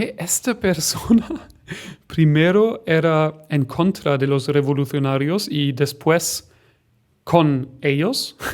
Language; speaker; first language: Spanish; non-native, fluent; German